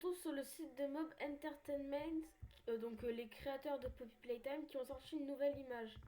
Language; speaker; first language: French; native; French